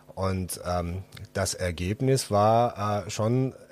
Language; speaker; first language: German; non-native, fluent; Persian